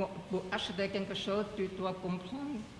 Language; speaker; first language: French; non-native, learner; Chinese